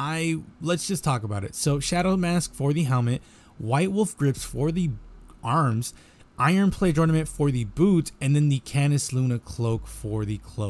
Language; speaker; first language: English; native; English